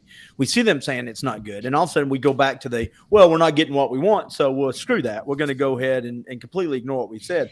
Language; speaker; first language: English; native; English